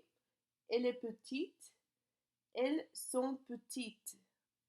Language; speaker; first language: French; non-native, fluent; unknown